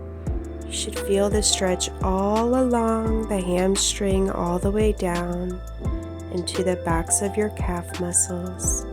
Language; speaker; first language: English; native; English